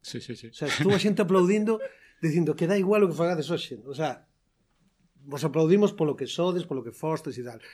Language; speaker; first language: Galician; native; Galician